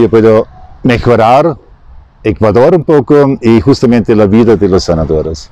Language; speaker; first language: Spanish; non-native, learner; German